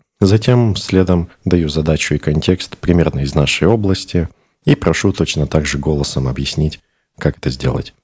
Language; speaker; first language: Russian; native; Russian